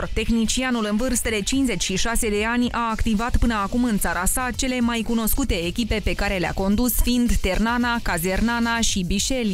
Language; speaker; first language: Romanian; native; Romanian